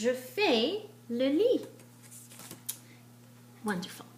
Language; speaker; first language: French; non-native, fluent; English